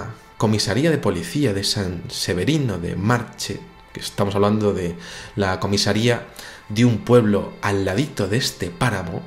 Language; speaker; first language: Spanish; native; Spanish